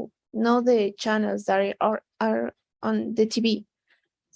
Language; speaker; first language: English; non-native, learner; Spanish